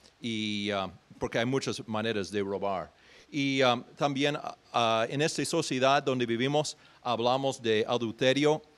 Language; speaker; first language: Spanish; non-native, fluent; English